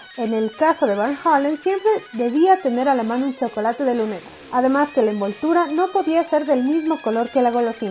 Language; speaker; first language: Spanish; native; Spanish